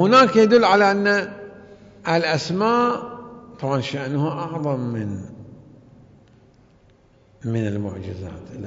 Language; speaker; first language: Arabic; native; Arabic